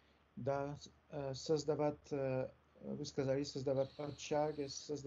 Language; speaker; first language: Russian; non-native, learner; French